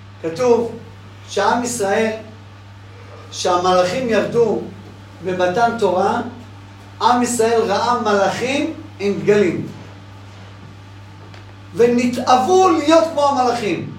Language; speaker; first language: Hebrew; non-native, fluent; English